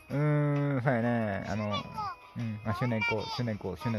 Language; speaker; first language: Japanese; native; Japanese